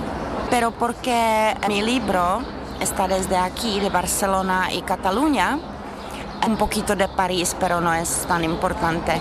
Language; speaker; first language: Spanish; non-native, fluent; Czech